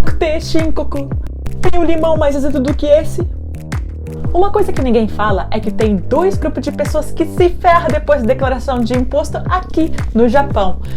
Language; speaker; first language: Portuguese; early bilingual, heritage; Japanese